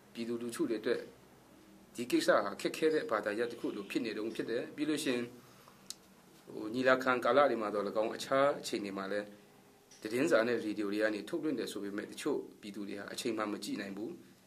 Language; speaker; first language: Burmese; non-native, local second language; Kachin